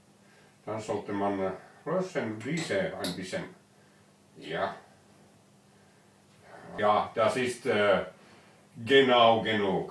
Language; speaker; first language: German; non-native, learner; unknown